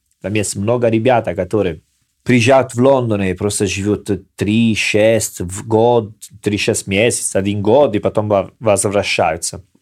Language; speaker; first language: Russian; non-native, learner; Italian